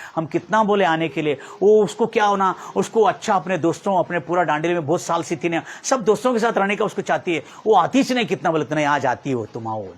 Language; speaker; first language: Hindi; non-native, local second language; Kannada